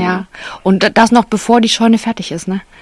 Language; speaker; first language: German; native; German